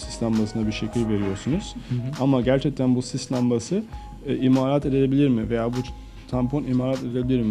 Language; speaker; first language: Turkish; native; Turkish